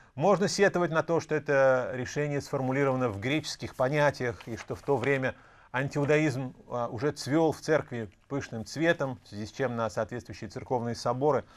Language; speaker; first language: Russian; native; Russian